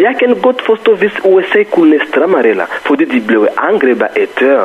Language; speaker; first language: Danish; non-native, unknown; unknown